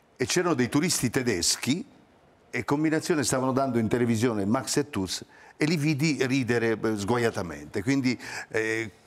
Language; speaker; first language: Italian; native; Italian